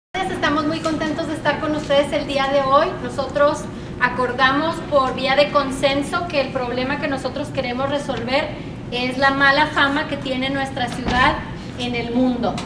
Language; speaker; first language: Spanish; native; Spanish